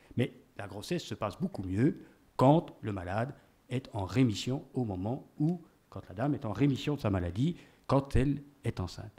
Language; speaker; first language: French; native; French